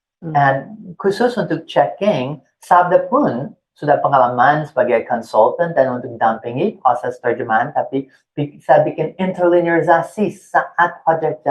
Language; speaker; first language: Indonesian; non-native, fluent; English